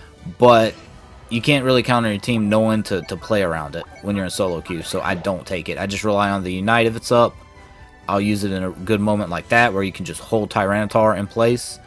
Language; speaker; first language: English; native; English